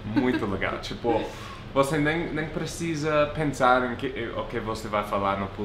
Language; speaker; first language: Portuguese; non-native, fluent; English